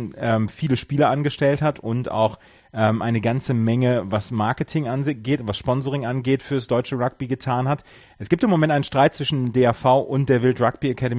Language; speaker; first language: German; native; German